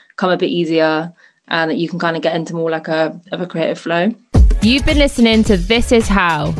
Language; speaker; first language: English; native; English